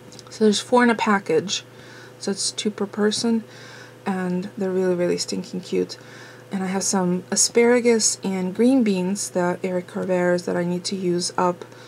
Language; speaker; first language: English; early bilingual, other home language; Russian